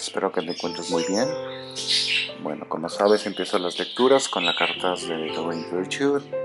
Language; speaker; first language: Spanish; native; Spanish